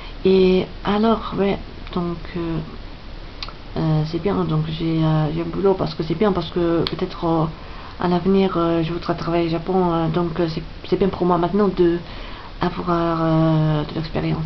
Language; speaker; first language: French; non-native, fluent; English